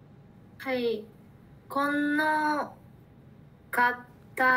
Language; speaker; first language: Japanese; non-native, learner; Spanish